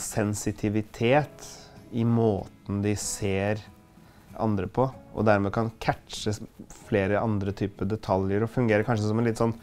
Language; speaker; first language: Norwegian; native; Norwegian